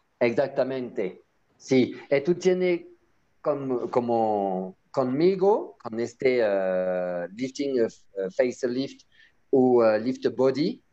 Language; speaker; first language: Spanish; non-native, learner; French